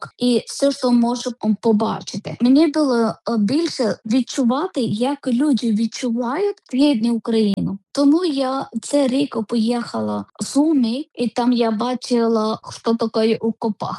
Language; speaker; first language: Ukrainian; non-native, learner; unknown